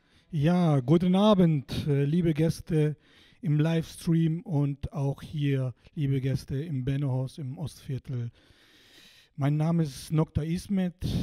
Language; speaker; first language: German; non-native, fluent; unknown